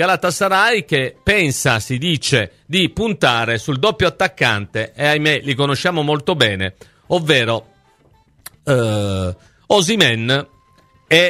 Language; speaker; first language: Italian; native; Italian